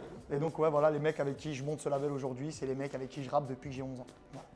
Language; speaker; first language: French; native; French